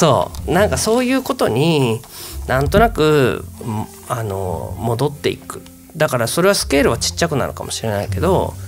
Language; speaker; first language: Japanese; native; Japanese